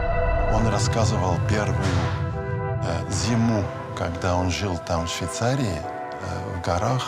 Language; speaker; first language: Russian; non-native, fluent; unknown